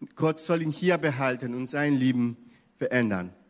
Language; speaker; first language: German; non-native, fluent; Spanish